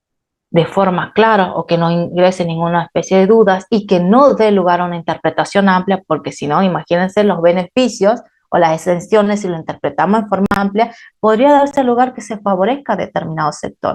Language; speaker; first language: Spanish; native; Spanish